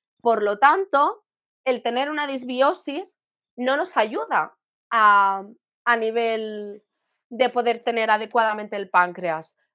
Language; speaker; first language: Spanish; native; Spanish